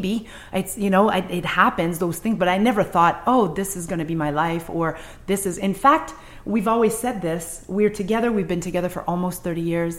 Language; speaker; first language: English; non-native, fluent; French